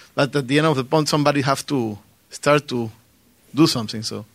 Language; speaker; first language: English; non-native, learner; Spanish